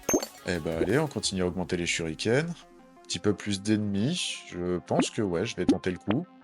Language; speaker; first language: French; native; French